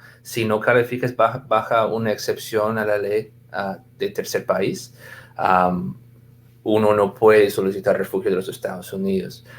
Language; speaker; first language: Spanish; non-native, fluent; English